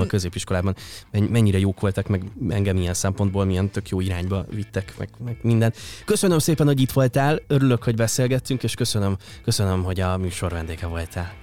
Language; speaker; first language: Hungarian; native; Hungarian